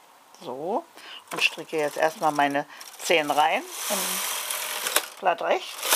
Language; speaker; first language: German; native; German